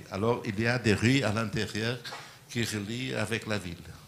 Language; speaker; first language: French; non-native, learner; Portuguese